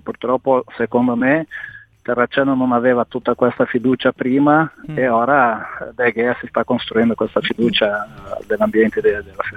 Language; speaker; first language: Italian; non-native, fluent; Portuguese